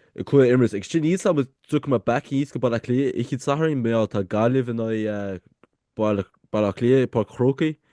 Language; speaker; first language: Irish; native; Irish